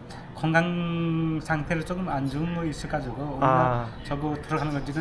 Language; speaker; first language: Korean; non-native, learner; Nepali